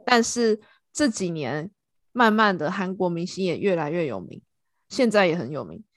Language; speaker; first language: Chinese; native; Chinese